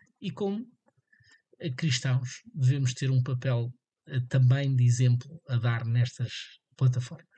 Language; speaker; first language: Portuguese; native; Portuguese